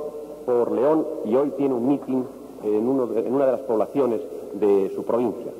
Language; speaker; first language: Spanish; native; Spanish